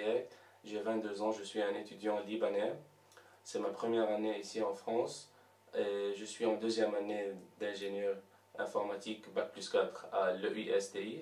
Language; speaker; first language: French; non-native, local second language; Arabic